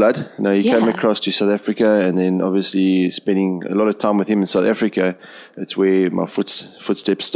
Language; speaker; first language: English; native; English